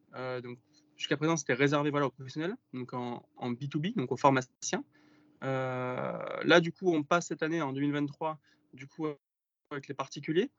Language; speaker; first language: French; native; French